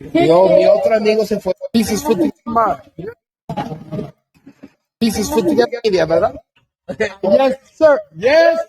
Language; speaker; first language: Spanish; non-native, learner; English